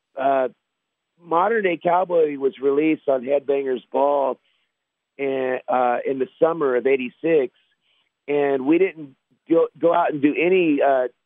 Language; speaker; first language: English; native; English